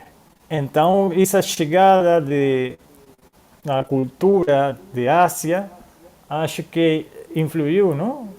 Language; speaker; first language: Portuguese; non-native, fluent; Spanish